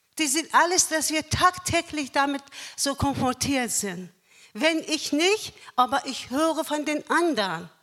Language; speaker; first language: German; non-native, fluent; Persian